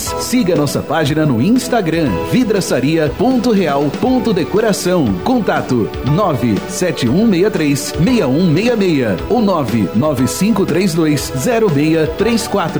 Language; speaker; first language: Portuguese; native; Portuguese